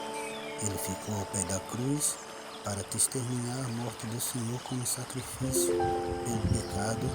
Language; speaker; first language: Portuguese; native; Portuguese